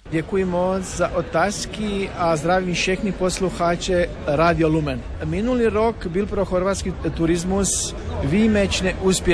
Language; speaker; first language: Slovak; non-native, learner; Croatian